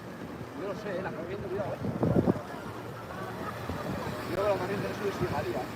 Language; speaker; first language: Spanish; native; Spanish